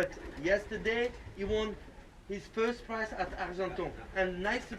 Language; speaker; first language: English; non-native, learner; French